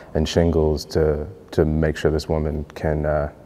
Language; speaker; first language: English; native; English